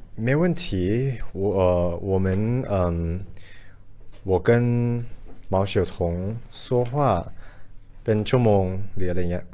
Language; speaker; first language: Chinese; non-native, fluent; Thai